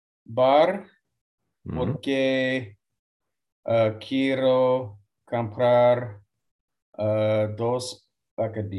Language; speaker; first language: Spanish; non-native, learner; English